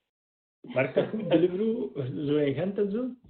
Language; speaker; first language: Dutch; native; Dutch